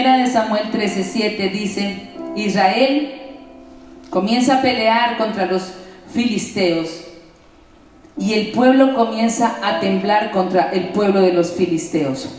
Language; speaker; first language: Spanish; native; Spanish